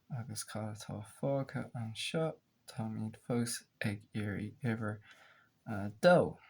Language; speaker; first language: Irish; native; Irish